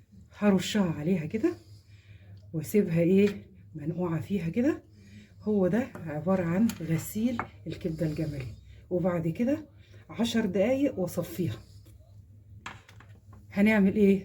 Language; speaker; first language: Arabic; native; Arabic